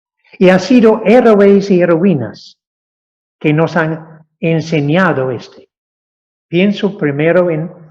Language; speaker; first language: Spanish; non-native, fluent; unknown